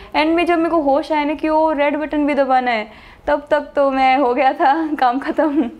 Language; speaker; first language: Hindi; native; Hindi